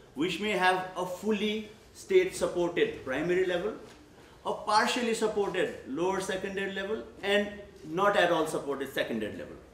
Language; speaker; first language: English; non-native, local second language; Nepali